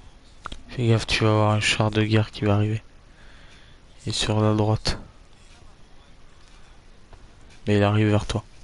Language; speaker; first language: French; native; French